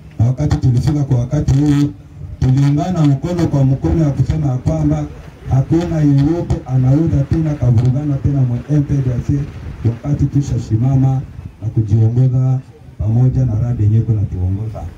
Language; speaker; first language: Swahili; native; Swahili